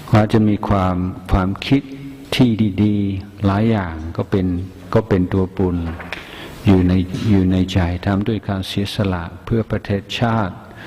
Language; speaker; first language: Thai; non-native, fluent; English